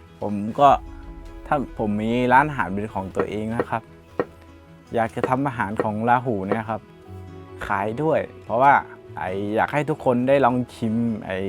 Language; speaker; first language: Thai; non-native, local second language; Lahu